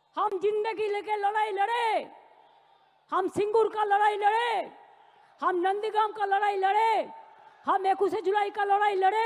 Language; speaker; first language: Hindi; non-native, local second language; Bangla